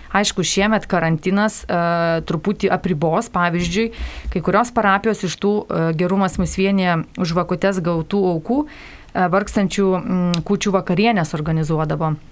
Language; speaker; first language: Lithuanian; native; Lithuanian